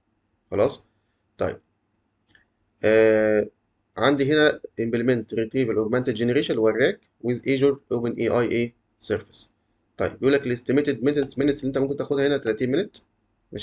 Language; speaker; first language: Arabic; native; Arabic